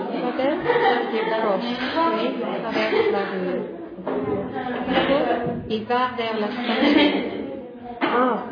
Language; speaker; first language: French; non-native, fluent; English